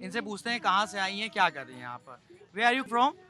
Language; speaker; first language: Hindi; native; Hindi